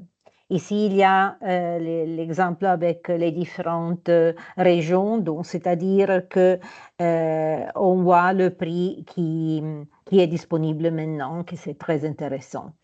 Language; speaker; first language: French; non-native, fluent; Italian